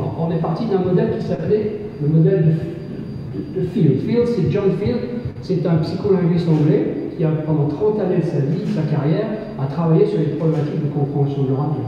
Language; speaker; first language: French; native; French